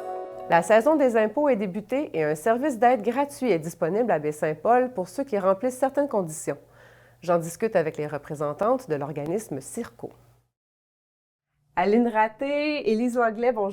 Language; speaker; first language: French; native; French